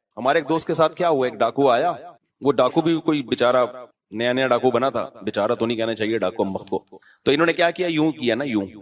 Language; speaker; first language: Urdu; native; Urdu